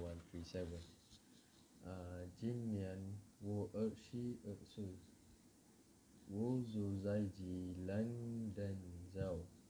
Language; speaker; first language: Chinese; non-native, learner; Malay